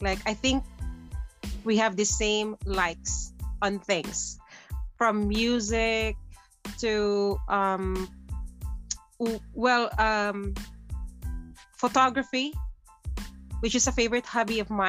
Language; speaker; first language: English; non-native, local second language; Cebuano